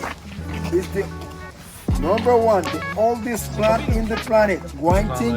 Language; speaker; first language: English; non-native, local second language; Spanish